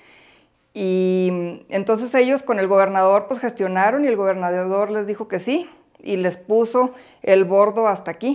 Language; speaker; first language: Spanish; native; Spanish